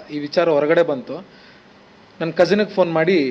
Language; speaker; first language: Kannada; native; Kannada